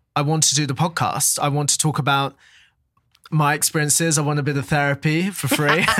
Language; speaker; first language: English; native; English